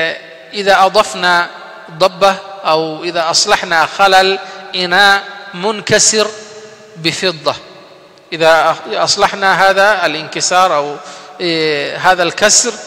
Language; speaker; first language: Arabic; non-native, fluent; Somali